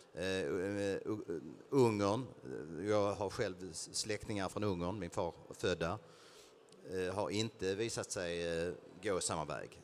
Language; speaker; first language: Swedish; native; Swedish